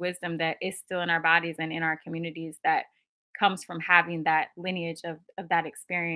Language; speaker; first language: English; native; English